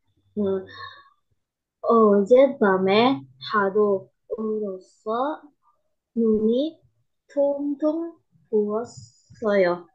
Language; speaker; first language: Korean; non-native, learner; Indonesian